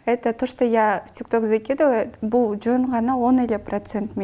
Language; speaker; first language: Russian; non-native, local second language; Kyrgyz